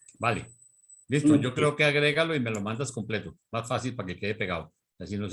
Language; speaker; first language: Spanish; native; Spanish